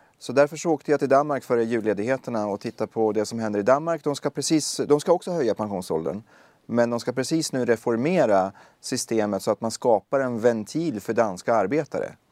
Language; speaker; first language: Swedish; early bilingual, other home language; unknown